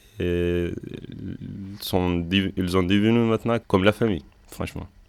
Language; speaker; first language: French; non-native, fluent; Arabic